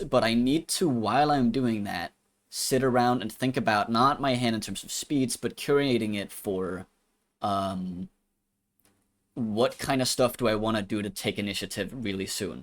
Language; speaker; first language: English; native; English